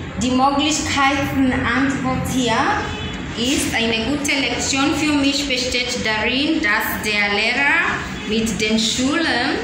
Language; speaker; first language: German; non-native, learner; English